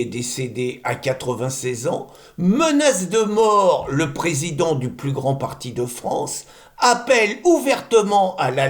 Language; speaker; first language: French; native; French